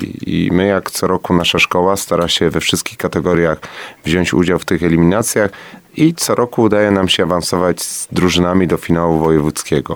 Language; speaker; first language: Polish; native; Polish